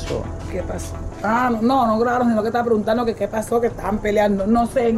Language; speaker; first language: Spanish; native; Spanish